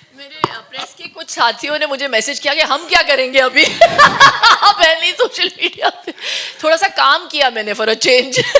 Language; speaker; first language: Hindi; non-native, local second language; Tulu